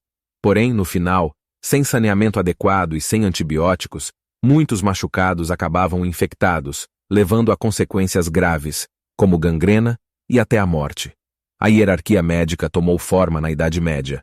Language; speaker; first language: Portuguese; native; Portuguese